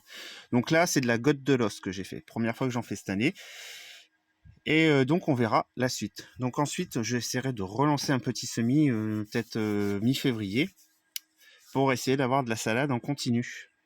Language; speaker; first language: French; native; French